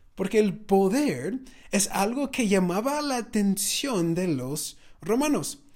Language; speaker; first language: Spanish; non-native, fluent; English